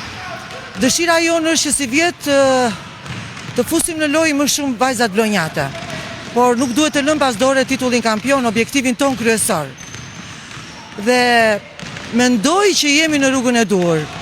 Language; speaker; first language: Albanian; native; Albanian